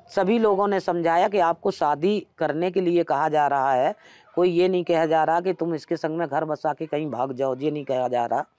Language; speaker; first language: Hindi; native; Hindi